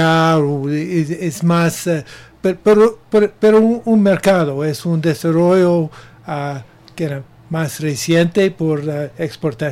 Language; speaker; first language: Spanish; non-native, learner; English